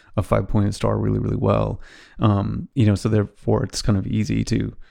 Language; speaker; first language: English; native; English